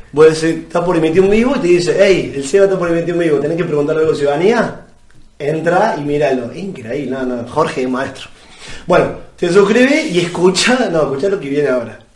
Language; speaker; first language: Spanish; native; Spanish